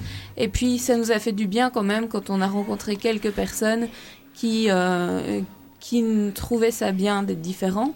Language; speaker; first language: French; native; French